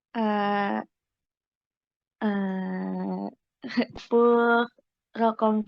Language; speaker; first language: French; non-native, learner; Indonesian